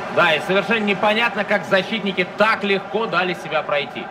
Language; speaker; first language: Russian; native; Russian